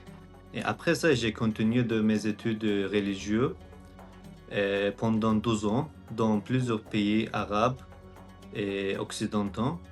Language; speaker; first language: French; non-native, learner; Azerbaijani